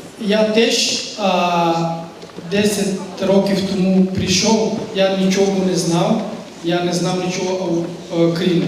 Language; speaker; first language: Ukrainian; non-native, learner; Bulgarian